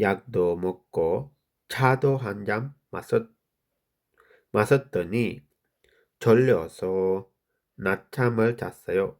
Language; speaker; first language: Korean; non-native, fluent; Sinhala